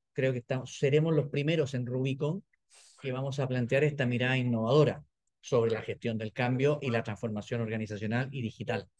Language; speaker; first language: Spanish; native; Spanish